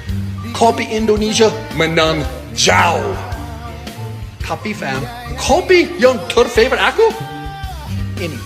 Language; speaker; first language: Indonesian; non-native, fluent; English